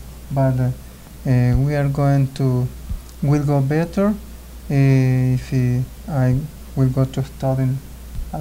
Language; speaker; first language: English; non-native, learner; Spanish